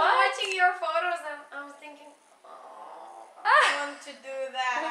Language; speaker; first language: English; non-native, fluent; Czech